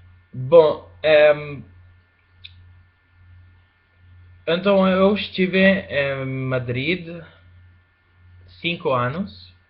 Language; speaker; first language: Portuguese; non-native, fluent; Spanish